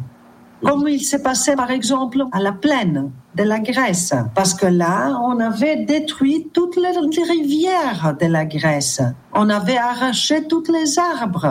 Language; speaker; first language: French; non-native, fluent; Greek